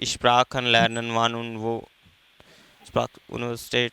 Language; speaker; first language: German; non-native, fluent; Hindi